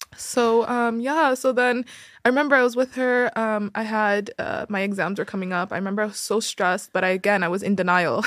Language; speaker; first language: English; early bilingual, other home language; Tigrinya